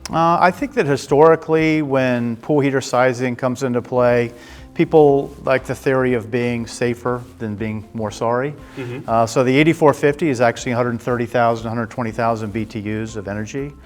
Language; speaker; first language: English; native; English